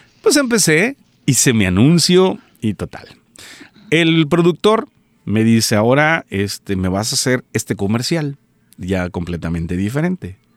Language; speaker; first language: Spanish; native; Spanish